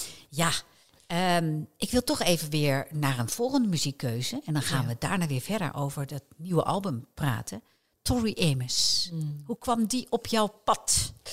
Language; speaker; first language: Dutch; native; Dutch